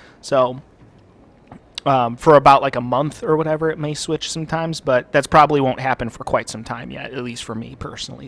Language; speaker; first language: English; native; English